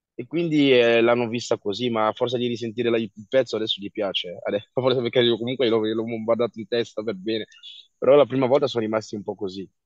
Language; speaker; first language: Italian; early bilingual, other home language; French